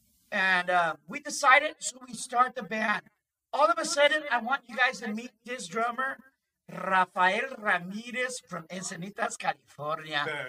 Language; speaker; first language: English; early bilingual, other home language; Spanish